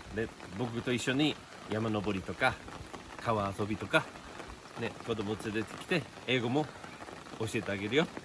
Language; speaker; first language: Japanese; non-native, fluent; English